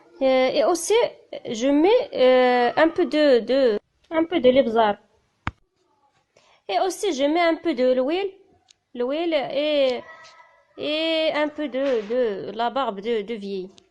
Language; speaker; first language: French; non-native, learner; Tachelhit